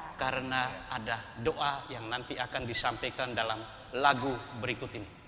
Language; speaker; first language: Indonesian; non-native, local second language; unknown